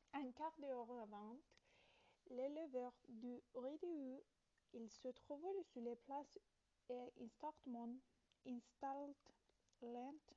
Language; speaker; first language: French; non-native, learner; Italian